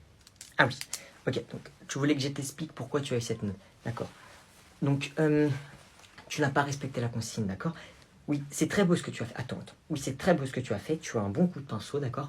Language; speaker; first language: French; native; French